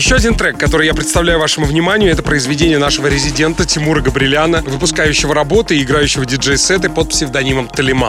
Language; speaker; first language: Russian; native; Russian